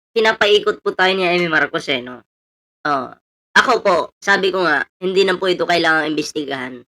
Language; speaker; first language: Filipino; non-native, local second language; Cebuano